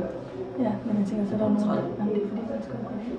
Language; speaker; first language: Danish; non-native, learner; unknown